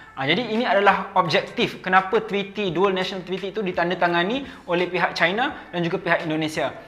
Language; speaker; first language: Malay; native; Malay